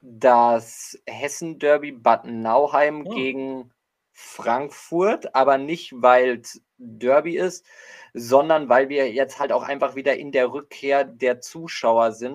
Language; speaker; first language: German; native; German